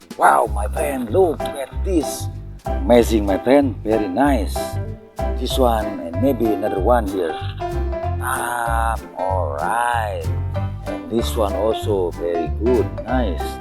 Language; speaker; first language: English; non-native, learner; Indonesian